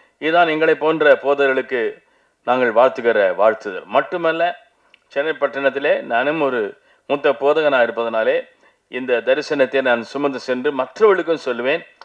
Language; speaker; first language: Tamil; native; Tamil